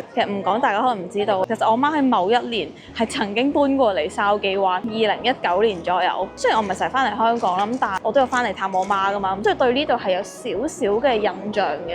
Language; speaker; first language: Cantonese; native; Cantonese